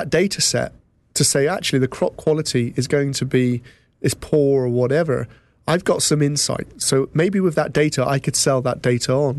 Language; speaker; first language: English; native; English